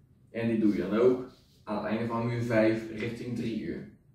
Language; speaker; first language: Dutch; native; Dutch